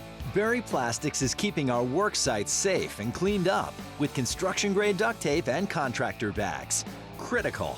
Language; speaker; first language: English; native; English